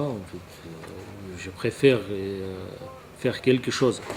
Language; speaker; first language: French; non-native, learner; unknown